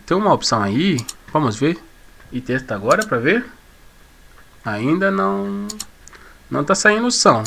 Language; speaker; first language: Portuguese; non-native, fluent; Haitian Creole